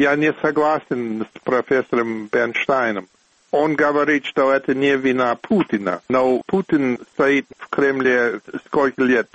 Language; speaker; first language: Russian; non-native, fluent; English